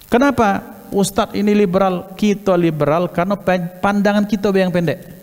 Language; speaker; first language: Malay; non-native, local second language; Javanese